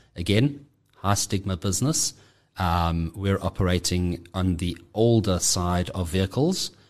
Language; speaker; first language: English; native; English